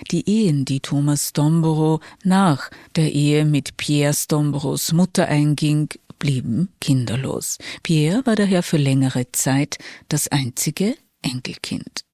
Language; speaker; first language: German; native; German